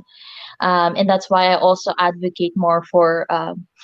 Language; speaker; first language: English; non-native, local second language; Filipino